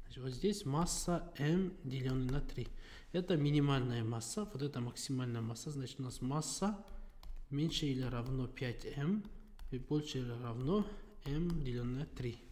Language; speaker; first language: Russian; non-native, local second language; Kazakh